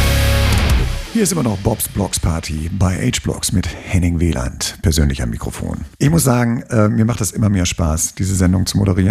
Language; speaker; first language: German; native; German